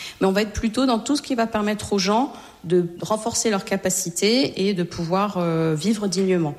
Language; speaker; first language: French; native; French